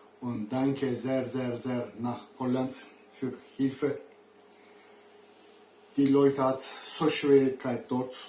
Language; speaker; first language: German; non-native, learner; Turkish